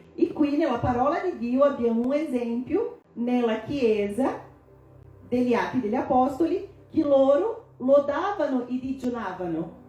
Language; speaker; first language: Italian; non-native, fluent; Portuguese